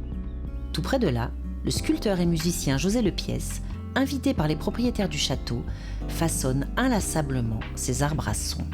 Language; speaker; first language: French; native; French